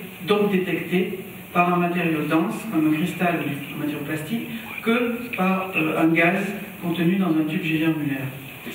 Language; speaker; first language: French; native; French